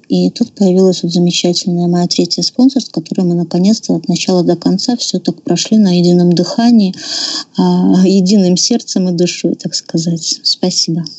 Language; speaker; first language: Russian; native; Russian